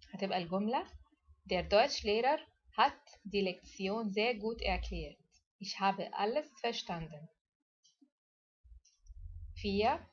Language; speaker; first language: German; non-native, fluent; Arabic